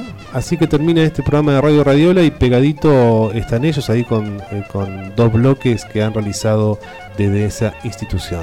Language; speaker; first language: Spanish; native; Spanish